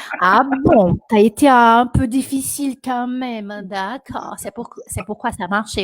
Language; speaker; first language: French; non-native, fluent; Portuguese